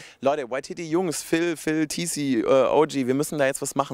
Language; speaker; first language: German; native; German